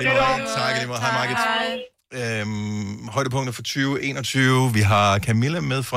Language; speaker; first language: Danish; native; Danish